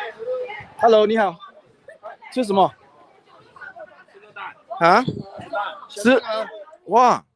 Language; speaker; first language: Chinese; early bilingual, heritage; Chinese